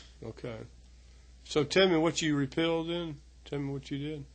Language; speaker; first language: English; native; English